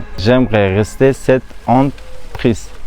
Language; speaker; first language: French; non-native, learner; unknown